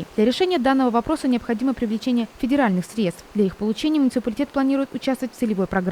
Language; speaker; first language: Russian; native; Russian